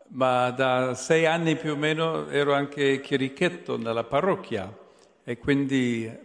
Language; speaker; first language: Italian; non-native, fluent; English